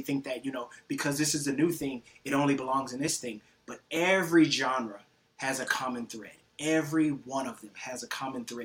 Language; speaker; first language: English; native; English